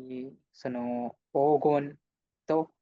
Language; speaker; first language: Japanese; non-native, fluent; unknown